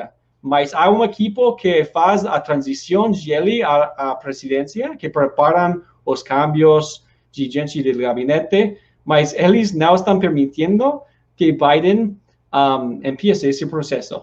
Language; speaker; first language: Portuguese; non-native, learner; Spanish